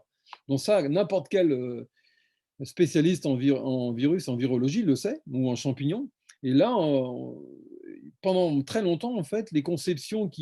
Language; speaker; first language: French; native; French